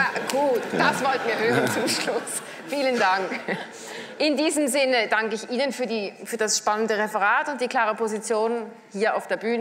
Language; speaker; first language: German; native; German